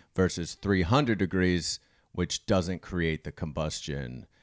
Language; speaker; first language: English; native; English